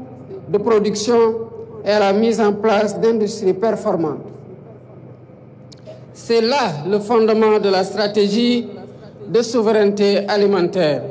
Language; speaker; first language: French; non-native, local second language; Wolof